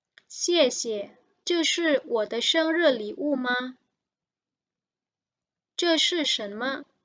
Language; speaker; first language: Chinese; non-native, fluent; Indonesian